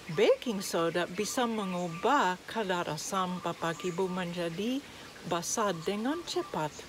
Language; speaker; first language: Indonesian; non-native, learner; English